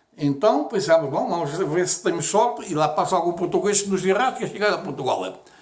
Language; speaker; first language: Portuguese; native; Portuguese